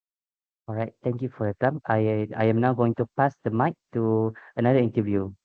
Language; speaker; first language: English; non-native, local second language; Malay